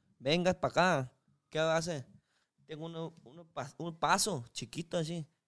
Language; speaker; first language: Spanish; non-native, learner; Chinese